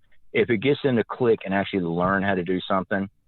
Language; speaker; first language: English; native; English